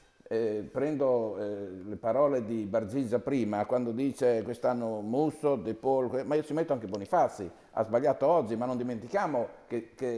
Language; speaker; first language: Italian; native; Italian